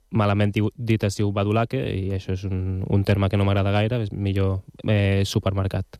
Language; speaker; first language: Catalan; non-native, local second language; Spanish